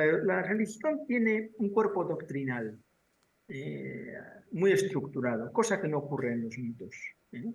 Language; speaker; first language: Spanish; native; Spanish